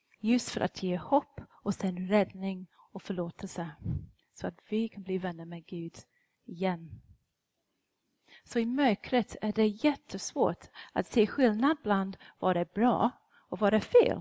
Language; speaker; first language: Swedish; non-native, fluent; English